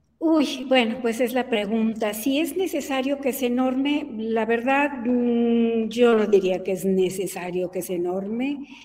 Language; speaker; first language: Spanish; native; Spanish